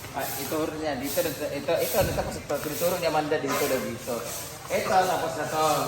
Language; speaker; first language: Filipino; native; Filipino